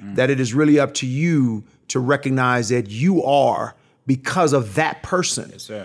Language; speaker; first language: English; native; English